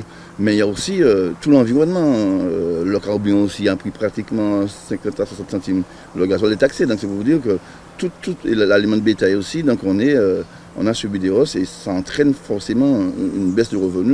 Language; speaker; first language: French; native; French